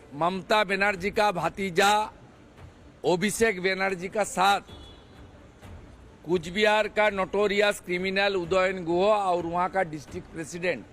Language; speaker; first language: Hindi; non-native, local second language; Bangla